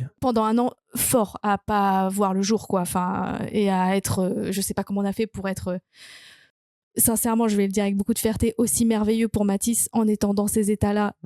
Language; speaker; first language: French; native; French